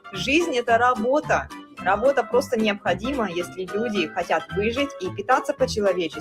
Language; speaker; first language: Russian; native; Russian